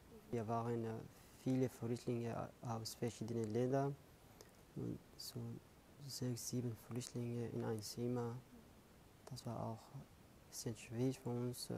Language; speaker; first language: German; non-native, fluent; Kurdish